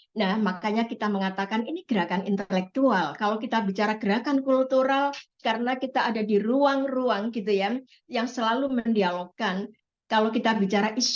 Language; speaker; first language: Indonesian; native; Indonesian